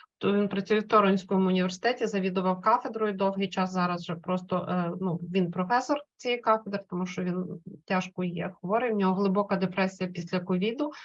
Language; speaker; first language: Ukrainian; native; Ukrainian